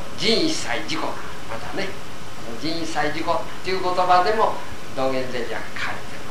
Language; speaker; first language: Japanese; native; Japanese